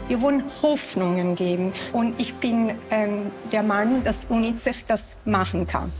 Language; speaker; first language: German; non-native, fluent; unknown